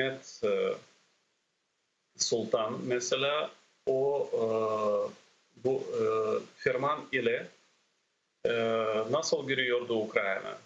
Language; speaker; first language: Turkish; non-native, fluent; Ukrainian